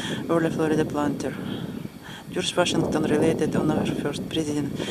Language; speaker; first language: English; non-native, fluent; Russian